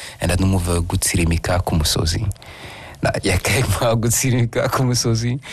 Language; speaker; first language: Dutch; early bilingual, other home language; Kinyarwanda